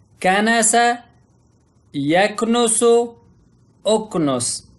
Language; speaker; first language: Arabic; non-native, fluent; Pashto